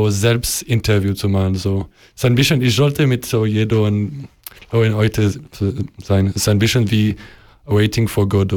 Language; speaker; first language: German; non-native, learner; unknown